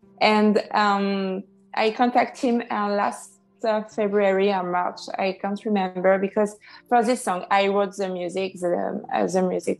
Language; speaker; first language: English; non-native, fluent; French